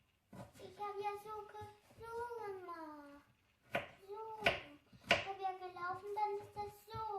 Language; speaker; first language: German; early bilingual, other home language; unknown